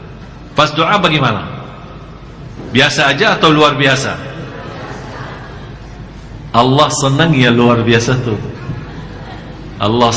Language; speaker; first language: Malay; non-native, fluent; Arabic